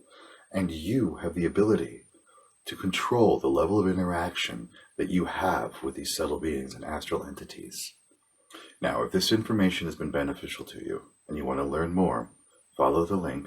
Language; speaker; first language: English; native; English